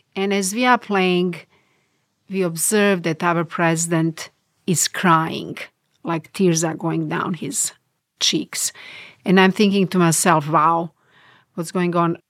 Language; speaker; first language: English; non-native, fluent; Bosnian